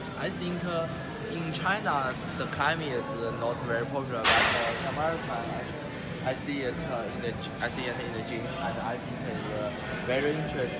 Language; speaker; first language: English; non-native, learner; Chinese